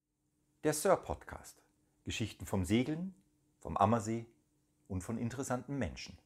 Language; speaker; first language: German; native; German